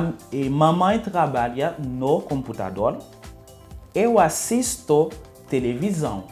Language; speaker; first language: Portuguese; non-native, learner; Haitian Creole